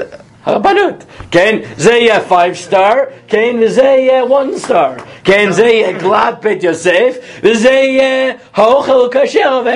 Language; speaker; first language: Hebrew; non-native, fluent; English